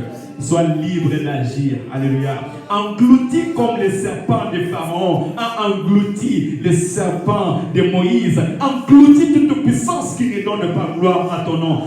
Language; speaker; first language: French; non-native, local second language; Lingala